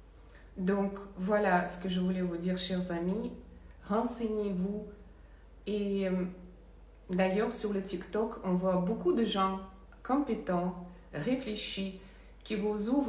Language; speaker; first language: French; non-native, fluent; Russian